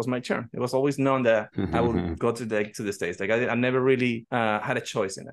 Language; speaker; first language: English; non-native, fluent; Spanish